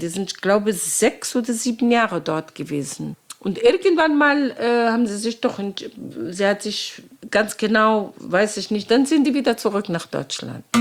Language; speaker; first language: German; non-native, fluent; Arabic